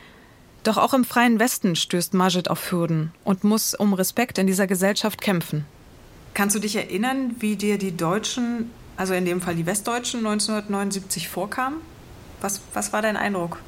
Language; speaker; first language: German; native; German